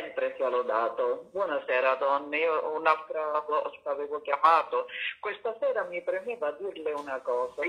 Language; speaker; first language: Italian; non-native, fluent; Maltese